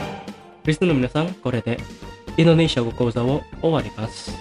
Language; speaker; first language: Japanese; non-native, fluent; Indonesian